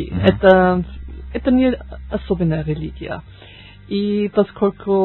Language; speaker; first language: Russian; non-native, learner; German